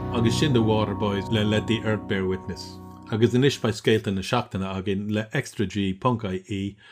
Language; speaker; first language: Irish; non-native, local second language; English